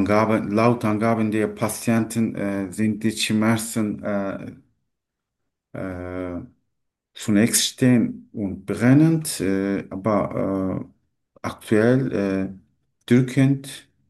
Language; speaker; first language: German; non-native, learner; Turkish